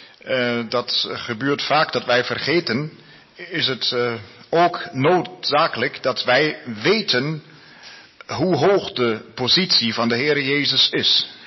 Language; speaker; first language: Dutch; non-native, learner; Spanish